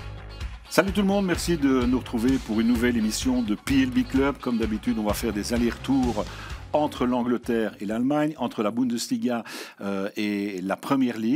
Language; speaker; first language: French; native; French